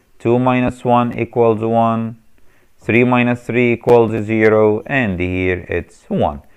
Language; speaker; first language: English; non-native, fluent; Arabic